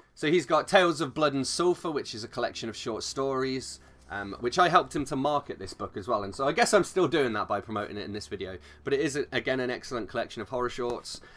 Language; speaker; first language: English; native; English